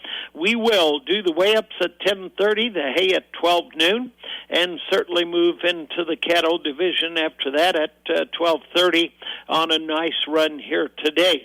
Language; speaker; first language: English; native; English